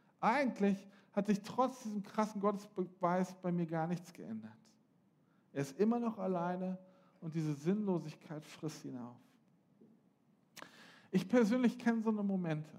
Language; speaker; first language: German; native; German